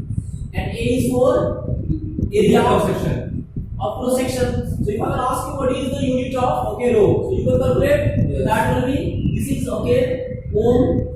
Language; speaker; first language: English; non-native, local second language; Hindi